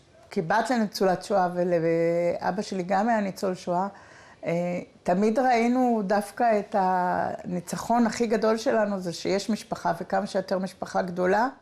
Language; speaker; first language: Hebrew; early bilingual, other home language; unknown